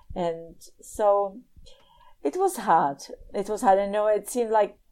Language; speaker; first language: English; non-native, fluent; Czech